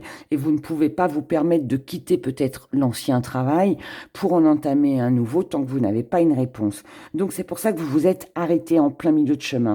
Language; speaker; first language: French; native; French